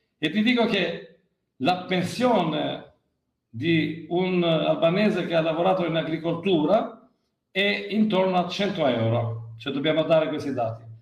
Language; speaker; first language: Italian; non-native, fluent; Albanian